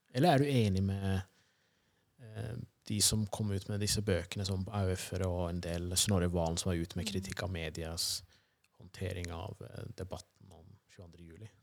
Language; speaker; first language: Norwegian; early bilingual, other home language; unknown